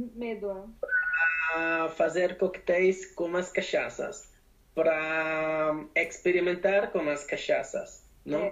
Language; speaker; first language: Portuguese; non-native, learner; Spanish